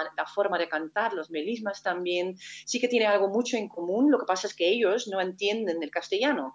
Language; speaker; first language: Spanish; non-native, fluent; Dutch